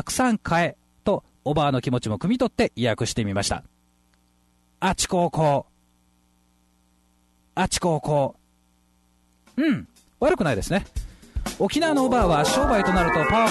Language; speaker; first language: Japanese; native; Japanese